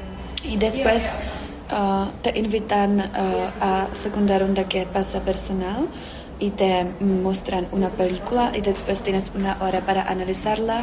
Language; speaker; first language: Spanish; non-native, fluent; Czech